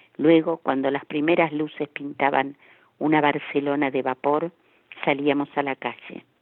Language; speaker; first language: Spanish; native; Spanish